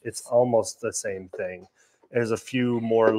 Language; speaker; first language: English; native; English